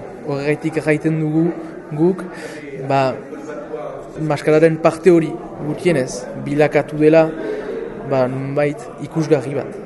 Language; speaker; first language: Basque; native; Basque